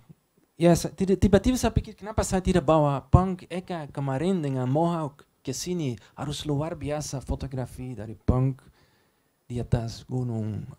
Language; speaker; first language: Indonesian; non-native, learner; Dutch